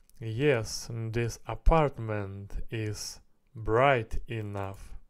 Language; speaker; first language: English; non-native, learner; Russian